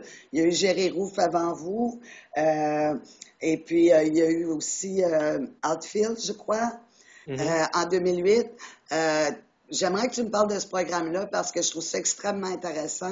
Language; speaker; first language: French; native; French